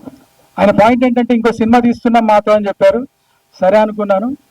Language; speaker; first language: Telugu; native; Telugu